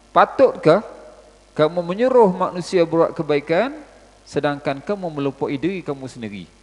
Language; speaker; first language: Malay; native; Malay